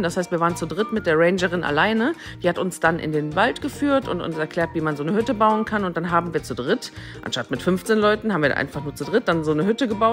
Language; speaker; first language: German; native; German